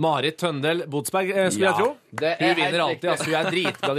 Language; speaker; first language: Norwegian; native; Norwegian